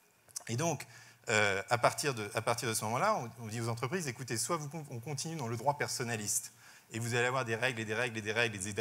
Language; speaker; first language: French; native; French